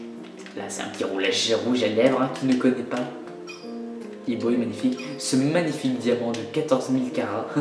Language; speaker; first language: French; native; French